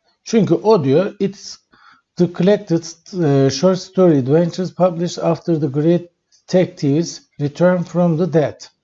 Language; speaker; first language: English; non-native, fluent; Turkish